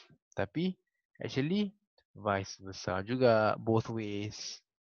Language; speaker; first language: English; non-native, local second language; Malay